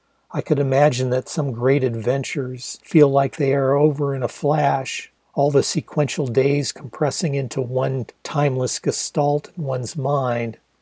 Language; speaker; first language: English; native; English